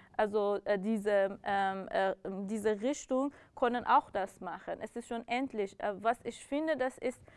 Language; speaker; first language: German; non-native, learner; Persian